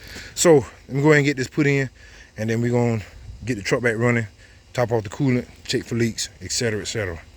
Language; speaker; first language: English; native; English